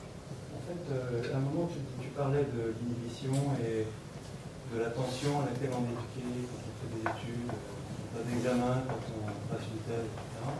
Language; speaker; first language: French; native; French